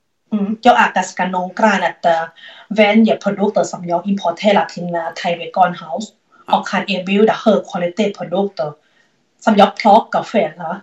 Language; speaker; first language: Swedish; non-native, learner; Thai